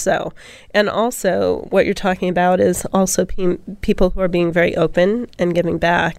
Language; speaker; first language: English; native; English